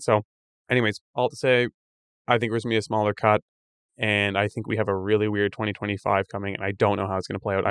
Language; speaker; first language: English; native; English